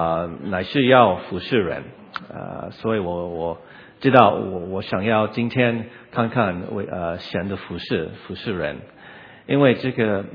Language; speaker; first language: Chinese; non-native, learner; English